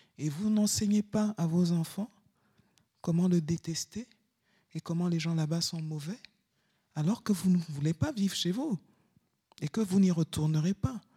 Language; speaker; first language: French; native; French